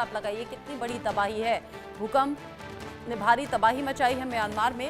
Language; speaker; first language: Hindi; native; Hindi